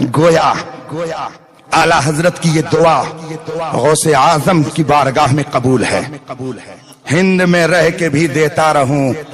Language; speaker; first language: Urdu; native; Urdu